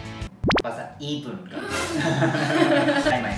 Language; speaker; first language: Thai; non-native, learner; Japanese